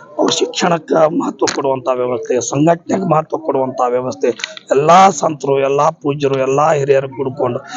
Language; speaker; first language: Kannada; non-native, local second language; Lambadi